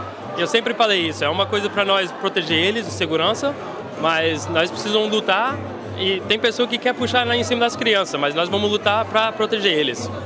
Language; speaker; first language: Portuguese; early bilingual, heritage; Portuguese